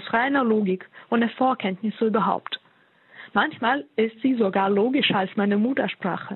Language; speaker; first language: German; non-native, fluent; Russian